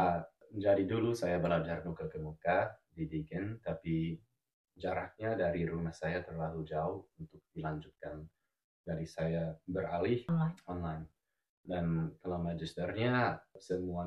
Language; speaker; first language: Indonesian; non-native, fluent; English